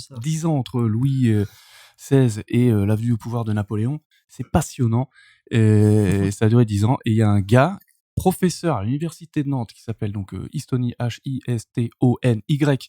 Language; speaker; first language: French; native; French